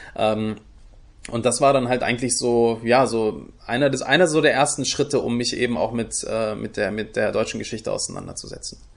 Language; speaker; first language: German; early bilingual, other home language; Turkish